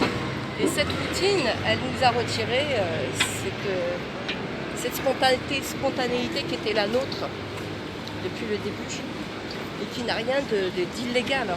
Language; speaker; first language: French; native; French